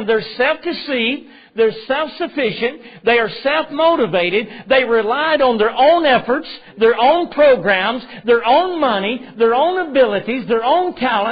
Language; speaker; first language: English; native; English